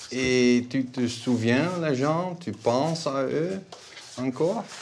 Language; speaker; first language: French; non-native, fluent; Dutch